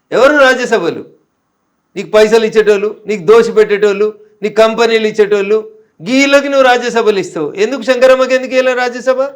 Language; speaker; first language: Telugu; native; Telugu